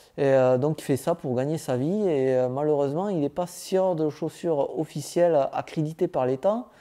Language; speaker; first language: French; native; French